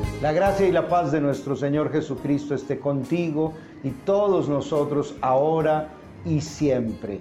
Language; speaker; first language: Spanish; native; Spanish